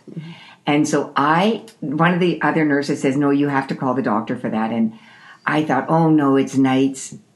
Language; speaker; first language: English; native; English